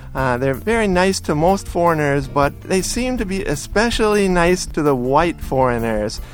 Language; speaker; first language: English; native; English